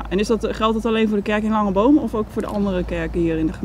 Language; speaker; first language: Dutch; native; Dutch